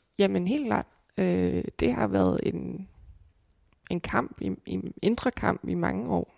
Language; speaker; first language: Danish; native; Danish